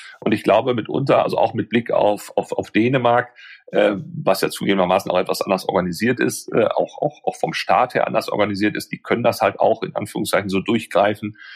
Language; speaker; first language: German; native; German